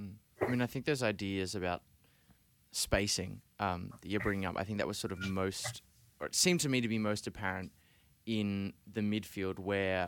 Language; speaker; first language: English; native; English